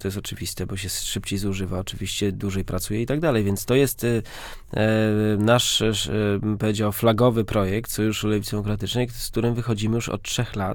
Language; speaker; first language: Polish; native; Polish